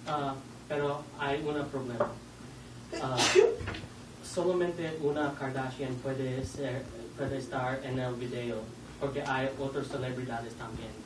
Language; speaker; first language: Spanish; non-native, learner; English